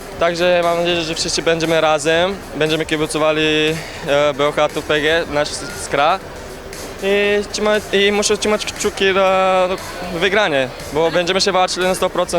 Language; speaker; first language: Polish; non-native, learner; Bulgarian